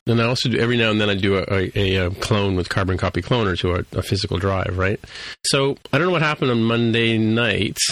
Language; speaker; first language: English; native; English